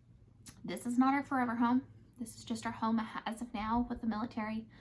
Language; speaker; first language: English; native; English